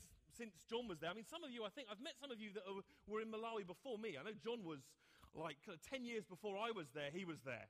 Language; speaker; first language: English; native; English